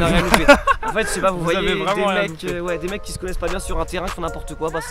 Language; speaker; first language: French; native; French